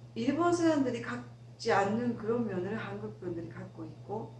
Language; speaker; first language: Korean; non-native, fluent; Japanese